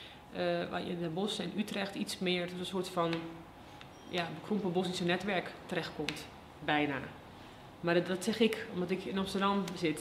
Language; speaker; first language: Dutch; early bilingual, other home language; Bosnian